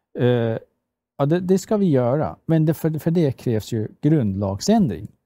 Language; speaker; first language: Swedish; non-native, fluent; Persian